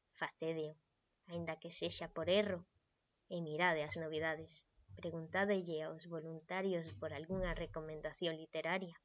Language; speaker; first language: Galician; non-native, local second language; Spanish